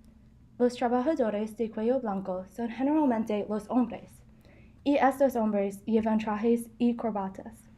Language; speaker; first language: Spanish; non-native, learner; English